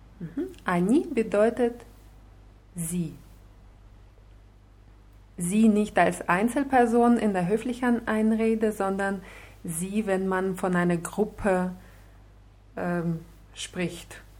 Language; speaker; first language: German; non-native, fluent; Russian